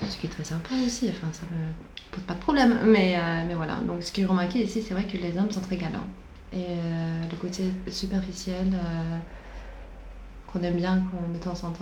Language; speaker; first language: French; non-native, fluent; Swedish